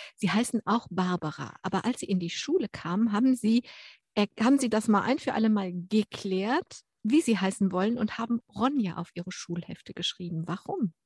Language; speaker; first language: German; native; German